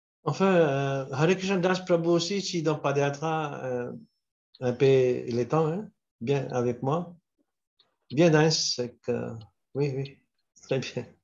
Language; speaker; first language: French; non-native, local second language; Morisyen